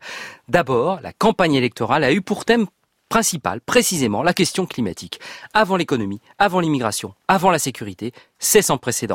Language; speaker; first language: French; native; French